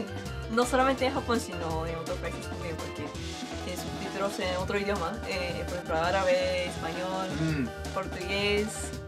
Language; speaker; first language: Spanish; non-native, fluent; Japanese